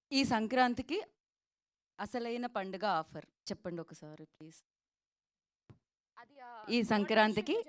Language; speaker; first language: Telugu; native; Telugu